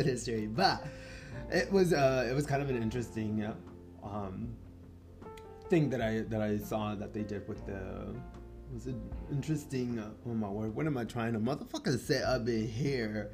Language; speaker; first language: English; non-native, fluent; Spanish